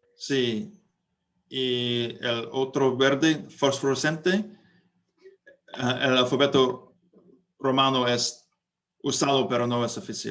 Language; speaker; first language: Spanish; non-native, fluent; English